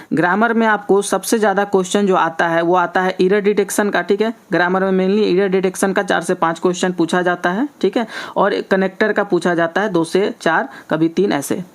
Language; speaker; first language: Hindi; native; Hindi